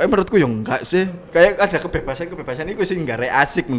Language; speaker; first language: Indonesian; non-native, local second language; Javanese